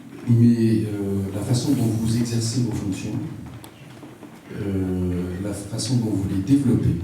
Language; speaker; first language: French; native; French